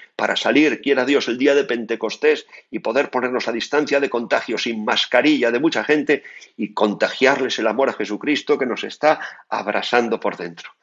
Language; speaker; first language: Spanish; native; Spanish